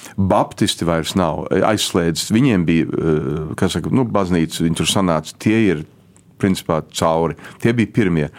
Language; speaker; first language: Latvian; early bilingual, heritage; Latvian